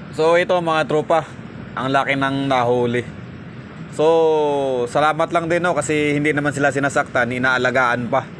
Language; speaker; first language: Filipino; non-native, local second language; Cebuano